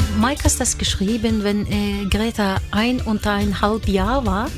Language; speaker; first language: German; non-native, fluent; Norwegian